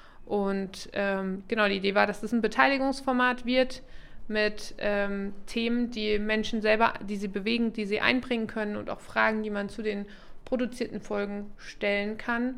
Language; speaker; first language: German; native; German